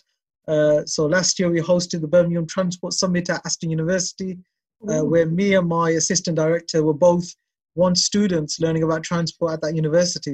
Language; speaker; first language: English; native; English